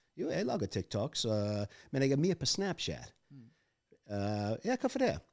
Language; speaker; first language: Norwegian; non-native, fluent; English